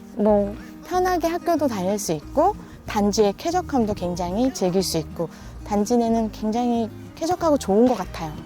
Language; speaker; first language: Korean; native; Korean